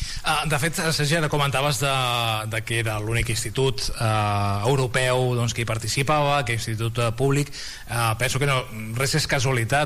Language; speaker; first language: Catalan; native; Catalan